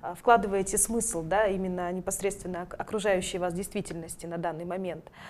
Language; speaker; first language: Russian; native; Russian